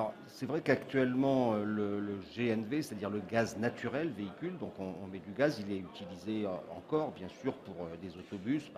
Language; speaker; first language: French; native; French